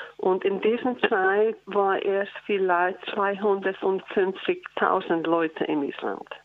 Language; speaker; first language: German; non-native, learner; Icelandic